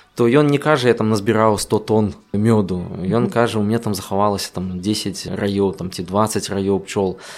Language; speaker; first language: Belarusian; non-native, local second language; Russian